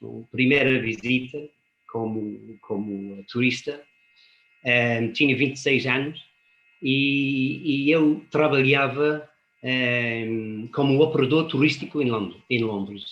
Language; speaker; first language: Portuguese; non-native, fluent; English